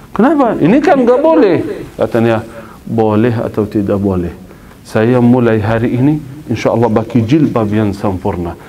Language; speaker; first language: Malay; non-native, fluent; Arabic